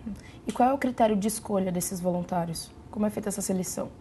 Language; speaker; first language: Portuguese; native; Portuguese